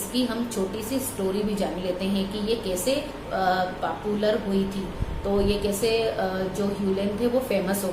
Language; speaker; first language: Hindi; native; Hindi